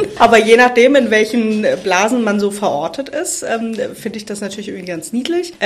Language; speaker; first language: German; native; German